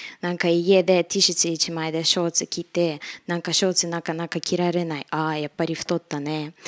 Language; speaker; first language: Japanese; non-native, fluent; Russian